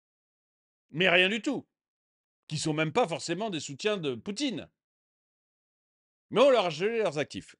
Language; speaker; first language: French; native; French